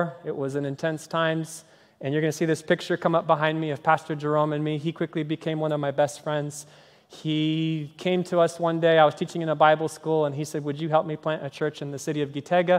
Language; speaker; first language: English; native; English